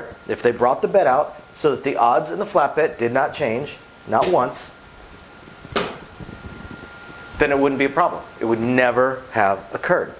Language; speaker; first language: English; native; English